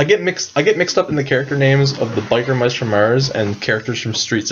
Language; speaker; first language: English; native; English